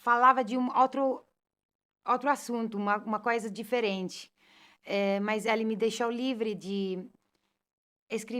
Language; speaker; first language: Portuguese; non-native, fluent; Italian